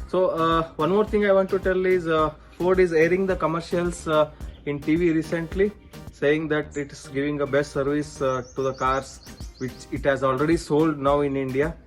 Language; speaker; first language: English; non-native, local second language; Kannada